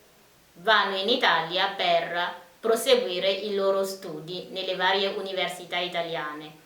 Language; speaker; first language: Italian; non-native, fluent; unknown